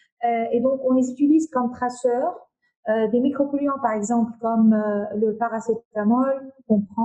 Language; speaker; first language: French; non-native, local second language; Arabic